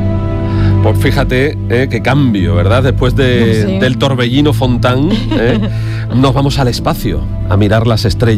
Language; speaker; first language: Spanish; native; Spanish